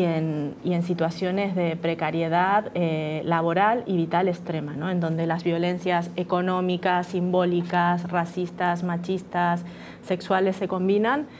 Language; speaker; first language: Spanish; native; Spanish